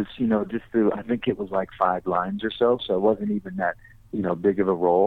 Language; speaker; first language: English; native; English